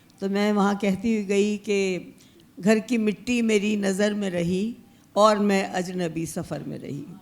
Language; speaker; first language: Urdu; native; Urdu